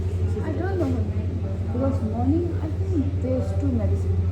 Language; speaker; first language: English; non-native, fluent; Tibetan